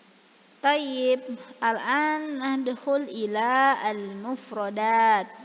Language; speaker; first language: Arabic; non-native, fluent; Indonesian